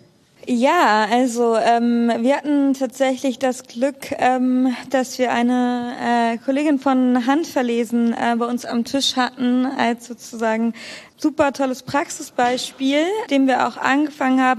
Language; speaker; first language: German; native; German